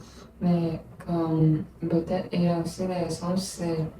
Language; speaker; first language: French; non-native, learner; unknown